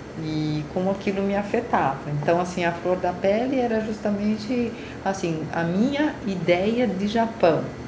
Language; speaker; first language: Portuguese; native; Portuguese